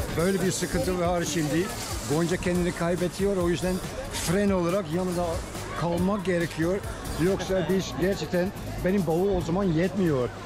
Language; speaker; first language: Turkish; non-native, fluent; Dutch